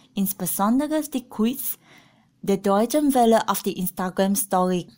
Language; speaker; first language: German; non-native, learner; Malay